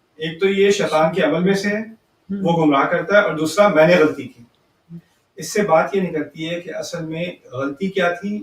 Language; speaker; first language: Urdu; early bilingual, heritage; Urdu